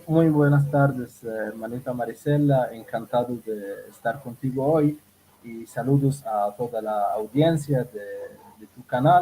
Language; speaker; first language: Spanish; non-native, fluent; Arabic